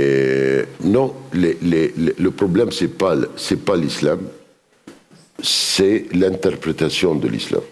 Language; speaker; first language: French; non-native, fluent; Arabic